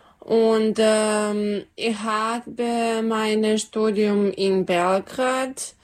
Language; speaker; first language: German; non-native, learner; Serbian